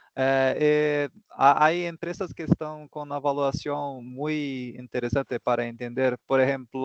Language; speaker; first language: Spanish; non-native, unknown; Portuguese